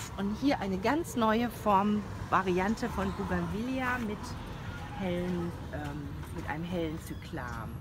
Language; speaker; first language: German; native; German